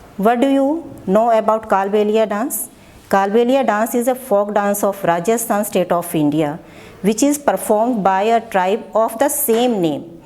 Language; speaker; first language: English; non-native, local second language; Gujarati